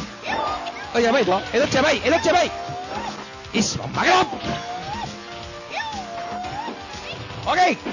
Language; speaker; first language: Japanese; native; Japanese